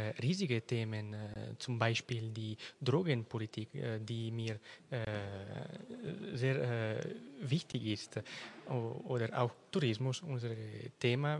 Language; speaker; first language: German; non-native, local second language; Italian